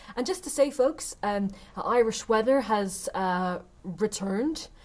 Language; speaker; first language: English; native; English